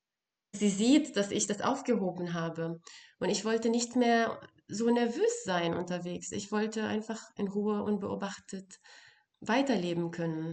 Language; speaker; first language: German; non-native, fluent; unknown